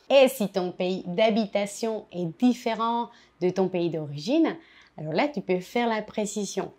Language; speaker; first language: French; non-native, fluent; Spanish